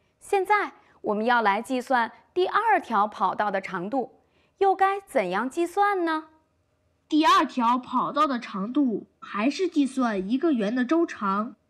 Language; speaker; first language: Chinese; native; Chinese